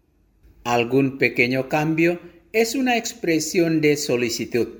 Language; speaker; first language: Spanish; non-native, fluent; Indonesian